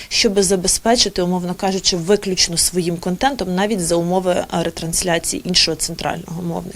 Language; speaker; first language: Ukrainian; native; Ukrainian